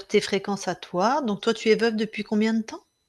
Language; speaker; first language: French; native; French